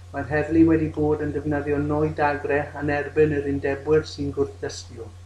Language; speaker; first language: Welsh; non-native, local second language; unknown